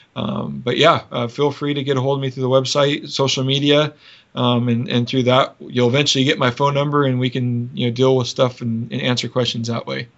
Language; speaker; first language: English; native; English